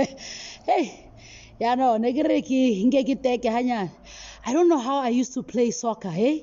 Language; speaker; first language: English; non-native, local second language; Northern Sotho